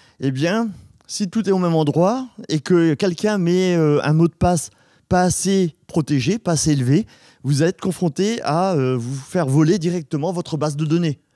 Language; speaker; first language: French; native; French